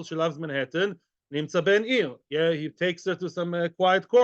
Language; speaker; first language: English; native; English